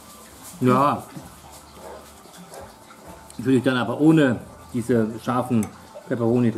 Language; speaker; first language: German; native; German